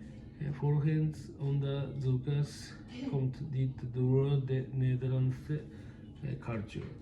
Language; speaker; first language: Dutch; non-native, learner; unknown